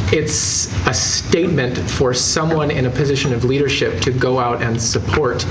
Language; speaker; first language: English; native; English